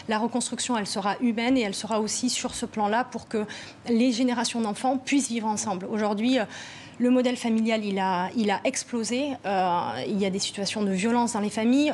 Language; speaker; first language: French; native; French